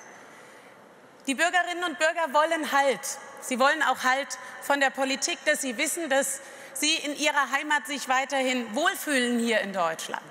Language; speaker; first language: German; native; German